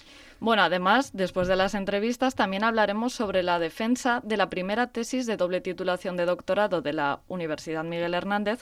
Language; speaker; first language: Spanish; native; Spanish